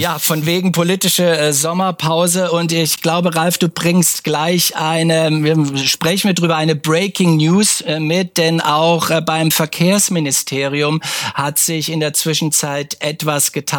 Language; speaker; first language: German; native; German